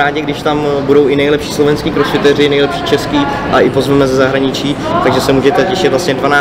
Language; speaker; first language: Czech; native; Czech